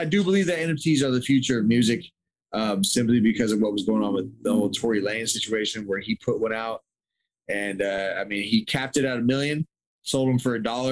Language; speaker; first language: English; native; English